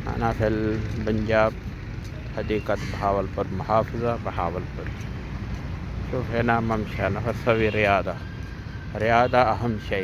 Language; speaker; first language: Arabic; non-native, learner; Urdu